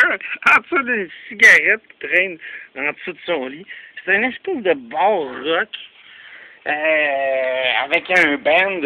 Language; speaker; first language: French; native; French